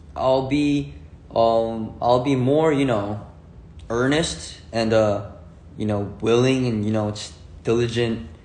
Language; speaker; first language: English; early bilingual, other home language; Korean